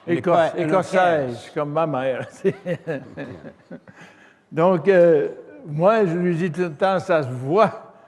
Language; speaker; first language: French; native; French